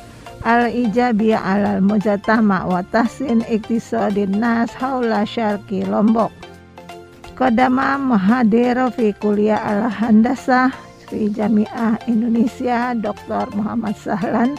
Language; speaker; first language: Arabic; non-native, learner; Indonesian